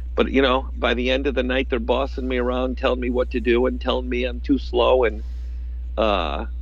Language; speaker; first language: English; native; English